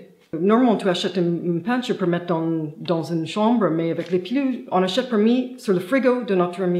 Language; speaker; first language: French; non-native, fluent; English